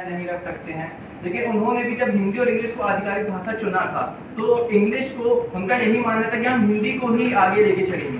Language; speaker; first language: Hindi; native; Hindi